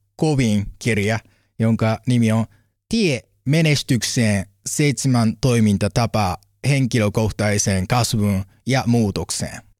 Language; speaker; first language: Finnish; non-native, fluent; Japanese